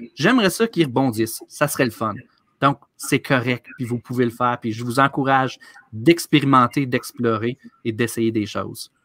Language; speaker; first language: French; native; French